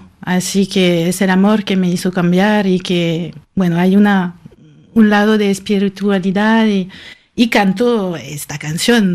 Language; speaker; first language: Spanish; non-native, fluent; French